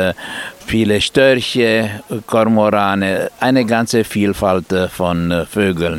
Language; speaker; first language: German; non-native, fluent; Romanian